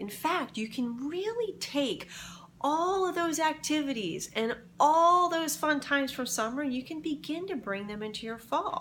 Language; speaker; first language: English; native; English